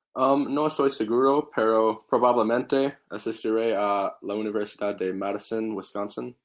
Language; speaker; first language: Spanish; non-native, learner; English